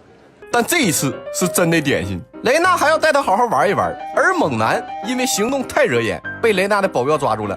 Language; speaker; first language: Chinese; native; Chinese